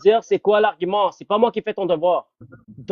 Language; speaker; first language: French; non-native, fluent; English